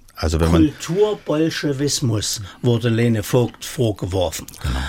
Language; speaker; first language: German; native; German